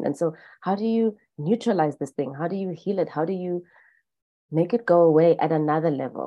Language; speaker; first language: English; non-native, local second language; Xhosa